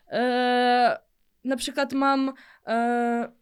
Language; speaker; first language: Polish; early bilingual, other home language; Russian